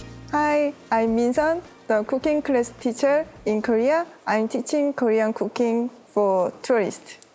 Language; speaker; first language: English; non-native, learner; Korean